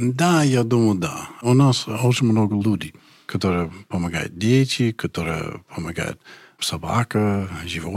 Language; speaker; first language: Russian; non-native, learner; English